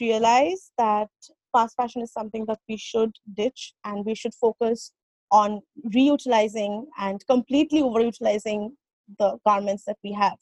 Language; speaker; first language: English; non-native, local second language; Bangla